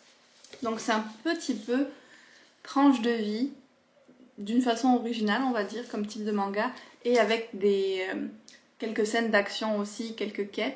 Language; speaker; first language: French; native; French